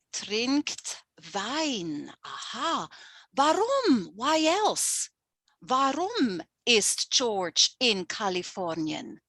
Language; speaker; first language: German; non-native, fluent; English